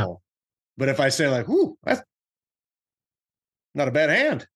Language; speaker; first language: English; native; English